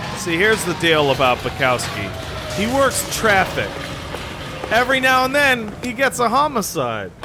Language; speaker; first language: English; native; English